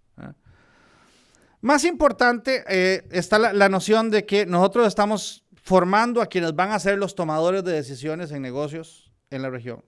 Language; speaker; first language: Spanish; native; Spanish